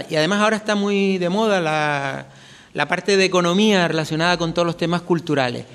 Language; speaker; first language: Spanish; native; Spanish